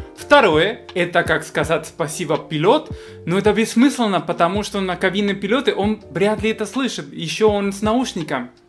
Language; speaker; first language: Russian; non-native, fluent; Spanish